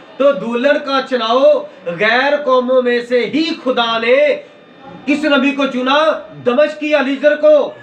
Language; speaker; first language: Urdu; non-native, local second language; Punjabi